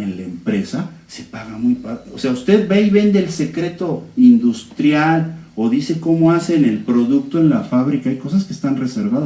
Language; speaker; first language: Spanish; native; Spanish